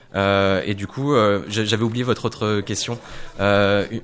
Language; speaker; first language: French; native; French